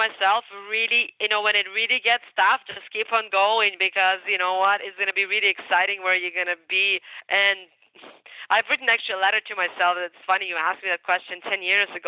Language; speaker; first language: English; non-native, fluent; Ukrainian